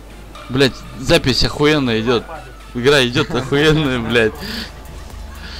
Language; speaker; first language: Russian; native; Russian